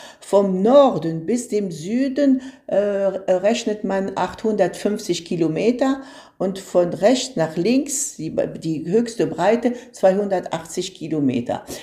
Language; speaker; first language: German; non-native, fluent; Arabic